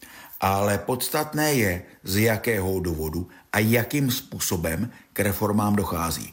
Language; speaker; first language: Czech; native; Czech